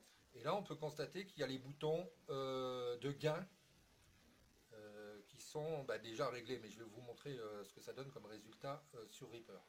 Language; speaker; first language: French; native; French